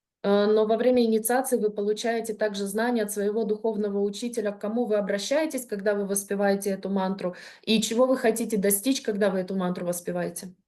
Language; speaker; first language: Russian; native; Russian